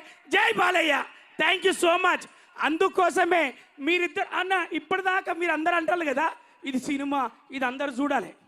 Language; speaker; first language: Telugu; native; Telugu